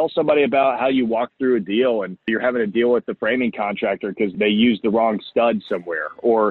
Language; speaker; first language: English; native; English